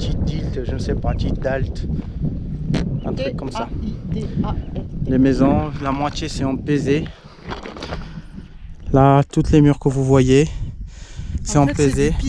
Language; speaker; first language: French; native; French